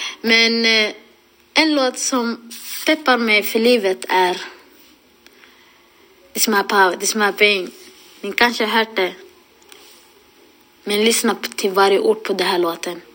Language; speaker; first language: Swedish; non-native, local second language; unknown